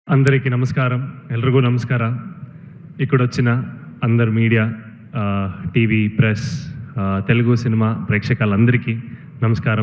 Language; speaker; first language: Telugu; non-native, fluent; Kannada